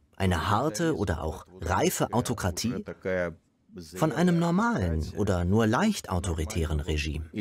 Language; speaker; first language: German; non-native, fluent; Russian